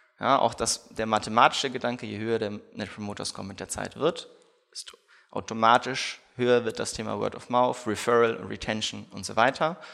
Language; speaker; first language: German; early bilingual, other home language; Russian